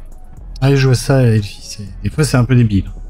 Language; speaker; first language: French; native; French